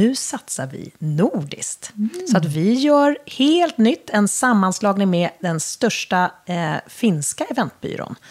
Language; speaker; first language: Swedish; native; Swedish